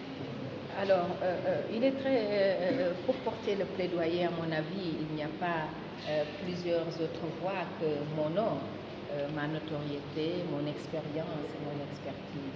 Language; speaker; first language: French; non-native, local second language; Wolof